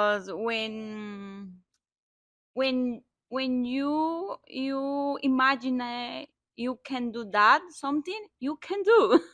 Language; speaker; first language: English; non-native, learner; Spanish